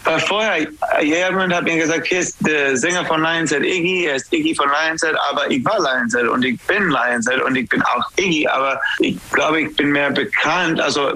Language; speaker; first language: German; non-native, fluent; English